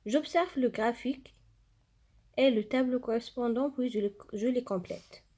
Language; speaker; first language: French; non-native, local second language; Arabic